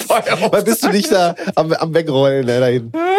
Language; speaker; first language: German; native; German